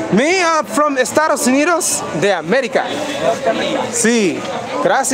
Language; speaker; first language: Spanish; non-native, learner; English